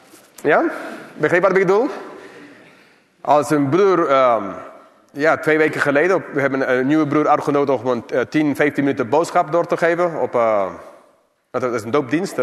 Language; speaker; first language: Dutch; non-native, fluent; English